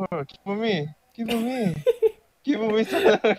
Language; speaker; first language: English; non-native, learner; Korean